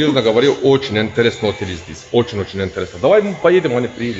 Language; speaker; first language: Russian; non-native, learner; Turkish